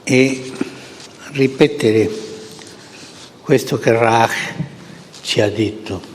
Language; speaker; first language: Italian; non-native, fluent; Spanish